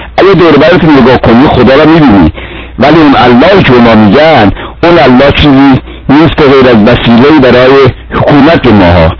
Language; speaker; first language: Persian; non-native, local second language; Azerbaijani